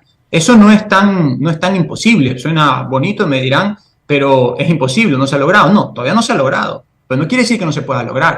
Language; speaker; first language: Spanish; native; Spanish